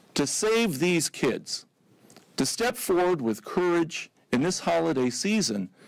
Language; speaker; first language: English; early bilingual, other home language; Spanish